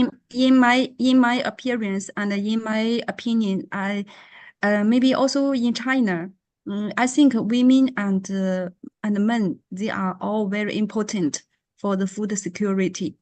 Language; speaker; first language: English; non-native, learner; Chinese